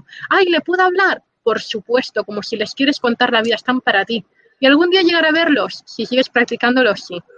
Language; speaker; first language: Spanish; native; Spanish